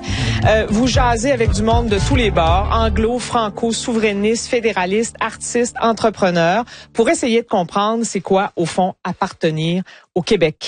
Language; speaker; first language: French; native; French